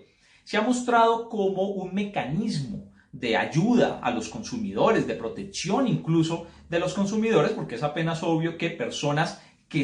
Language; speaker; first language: Spanish; native; Spanish